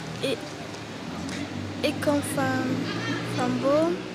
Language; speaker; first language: Dutch; early bilingual, other home language; Romanian